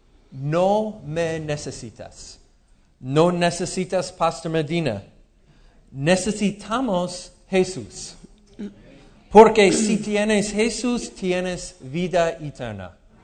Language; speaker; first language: Spanish; non-native, learner; English